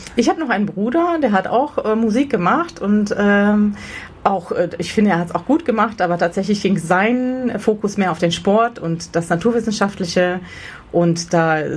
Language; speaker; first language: German; early bilingual, other home language; Slovenian